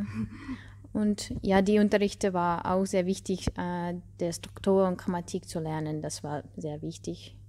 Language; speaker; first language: German; non-native, learner; Russian